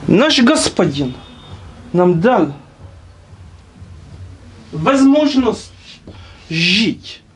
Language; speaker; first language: Russian; non-native, learner; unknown